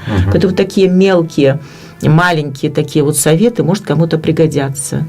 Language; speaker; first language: Russian; native; Russian